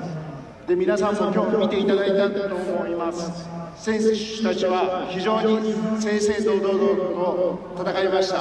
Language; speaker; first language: Japanese; non-native, fluent; Swedish